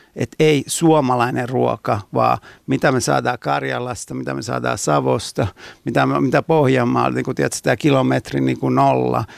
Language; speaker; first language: Finnish; non-native, fluent; Italian